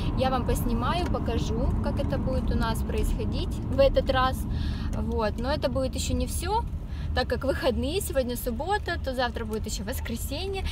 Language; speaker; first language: Russian; native; Russian